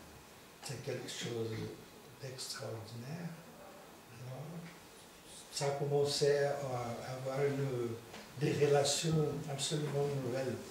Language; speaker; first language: French; non-native, fluent; Portuguese